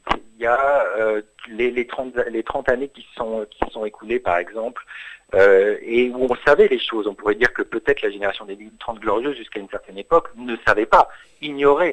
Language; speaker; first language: French; native; French